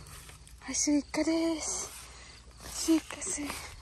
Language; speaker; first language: Japanese; non-native, learner; Thai